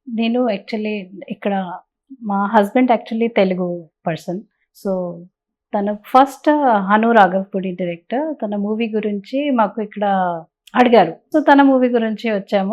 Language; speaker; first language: Telugu; non-native, learner; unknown